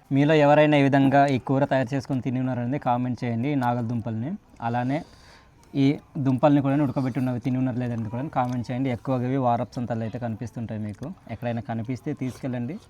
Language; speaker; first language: Telugu; non-native, local second language; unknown